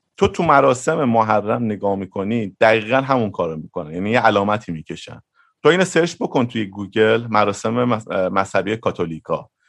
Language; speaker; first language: Persian; native; Persian